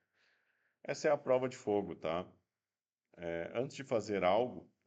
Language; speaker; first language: Portuguese; native; Portuguese